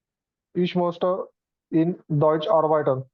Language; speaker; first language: German; non-native, learner; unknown